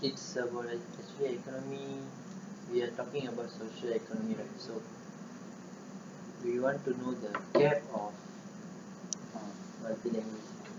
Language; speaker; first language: English; non-native, learner; Malay